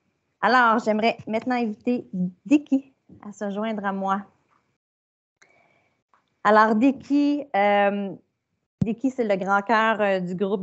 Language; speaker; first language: French; native; French